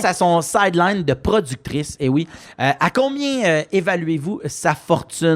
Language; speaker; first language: French; native; French